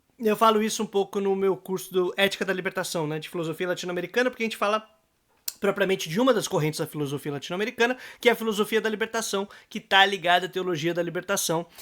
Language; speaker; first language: Portuguese; native; Portuguese